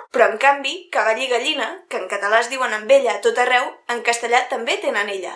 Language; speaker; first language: Catalan; native; Catalan